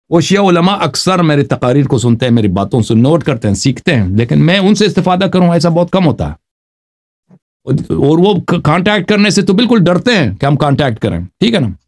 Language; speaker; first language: Urdu; non-native, fluent; Persian